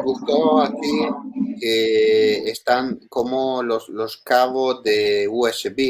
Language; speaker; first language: Spanish; non-native, learner; Italian